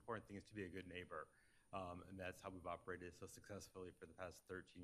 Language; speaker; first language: English; native; English